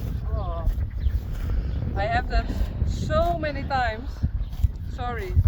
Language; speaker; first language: English; non-native, learner; Western Frisian